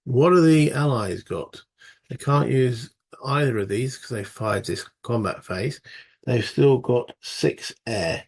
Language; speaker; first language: English; native; English